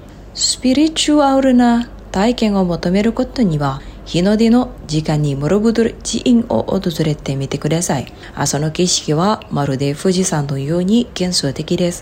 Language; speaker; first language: Japanese; non-native, fluent; Indonesian